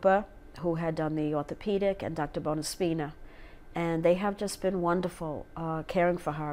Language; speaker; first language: English; native; English